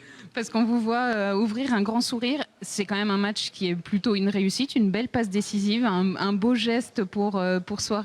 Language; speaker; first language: French; native; French